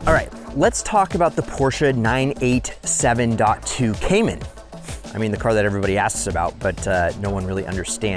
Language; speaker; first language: English; native; English